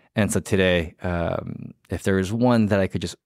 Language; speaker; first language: English; native; English